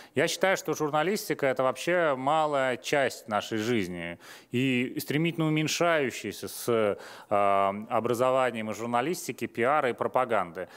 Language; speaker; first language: Russian; native; Russian